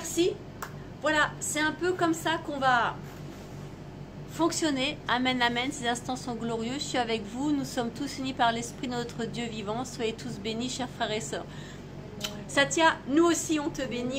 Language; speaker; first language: French; native; French